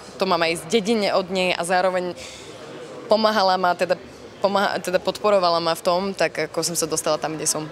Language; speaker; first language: Slovak; early bilingual, other home language; English